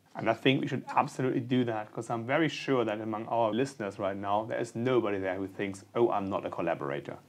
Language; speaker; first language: English; non-native, fluent; German